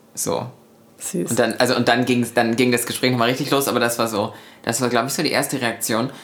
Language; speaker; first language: German; native; German